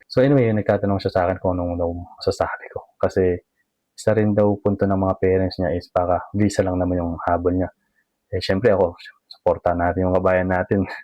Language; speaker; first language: Filipino; native; Filipino